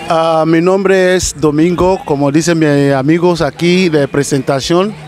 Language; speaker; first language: Spanish; non-native, local second language; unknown